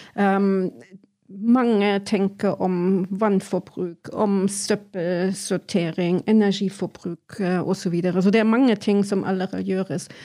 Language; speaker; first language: Norwegian; non-native, fluent; German